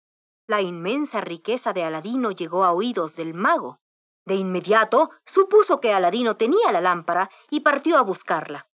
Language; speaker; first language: Spanish; native; Spanish